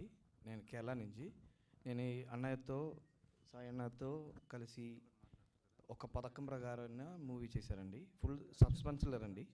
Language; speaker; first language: Telugu; non-native, learner; Malayalam